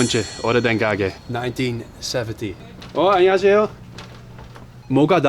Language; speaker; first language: Korean; non-native, learner; Dutch